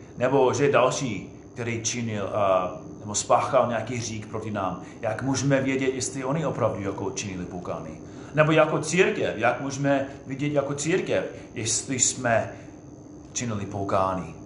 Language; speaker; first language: Czech; non-native, fluent; English